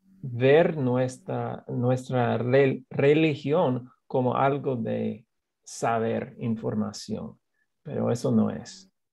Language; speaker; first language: Spanish; non-native, fluent; English